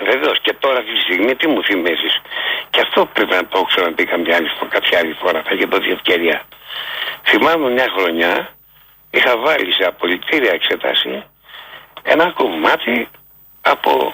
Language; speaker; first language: Greek; native; Greek